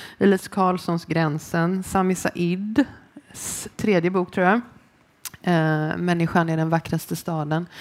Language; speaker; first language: Swedish; native; Swedish